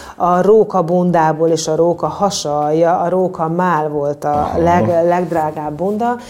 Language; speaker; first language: Hungarian; native; Hungarian